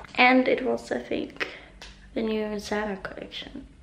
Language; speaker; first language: English; non-native, fluent; Dutch